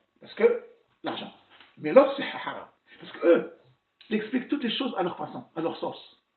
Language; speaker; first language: French; non-native, local second language; Arabic